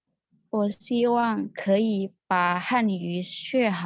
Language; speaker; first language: Chinese; non-native, learner; Indonesian